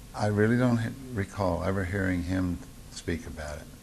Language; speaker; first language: English; native; English